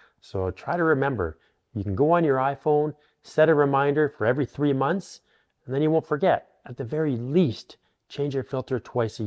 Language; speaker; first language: English; native; English